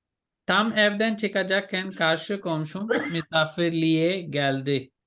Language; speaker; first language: Turkish; non-native, fluent; Urdu